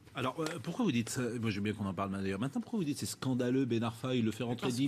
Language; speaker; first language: French; native; French